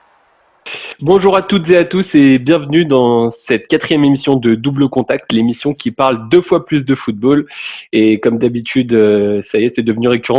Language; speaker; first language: French; native; French